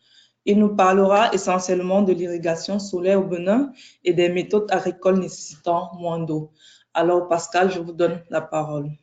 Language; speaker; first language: French; native; French